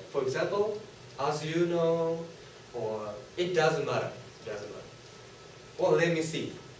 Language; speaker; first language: English; non-native, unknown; Japanese